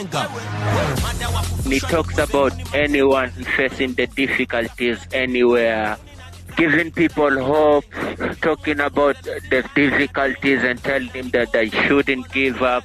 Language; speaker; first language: English; non-native, local second language; Giryama